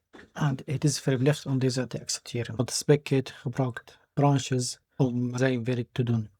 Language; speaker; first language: Dutch; non-native, fluent; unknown